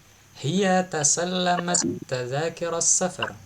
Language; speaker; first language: Arabic; non-native, fluent; Indonesian